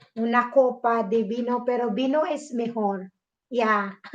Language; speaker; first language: Spanish; non-native, fluent; Filipino